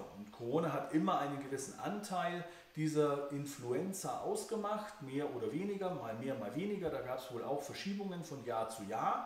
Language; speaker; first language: German; native; German